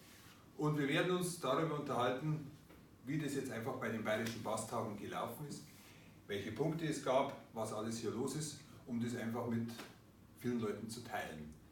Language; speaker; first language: German; native; German